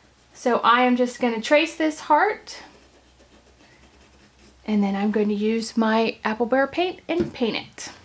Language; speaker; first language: English; native; English